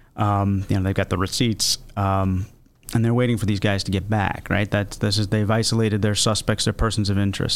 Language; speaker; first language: English; native; English